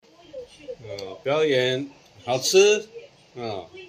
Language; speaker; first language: Chinese; non-native, local second language; Min Nan Chinese